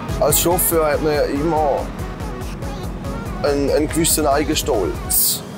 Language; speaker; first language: German; native; German